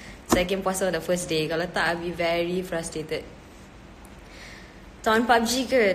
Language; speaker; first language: English; non-native, local second language; Malay